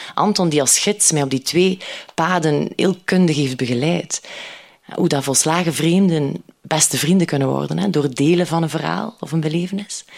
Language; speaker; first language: Dutch; native; Dutch